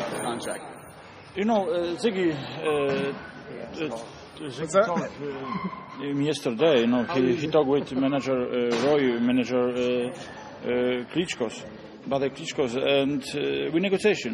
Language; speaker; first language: English; non-native, learner; Polish